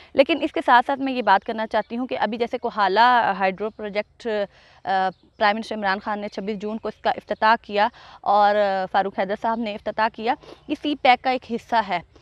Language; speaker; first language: Urdu; non-native, local second language; Punjabi